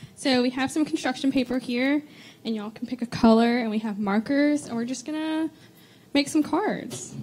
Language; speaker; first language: English; native; English